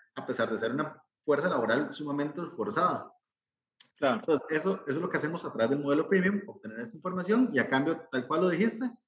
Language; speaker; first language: Spanish; native; Spanish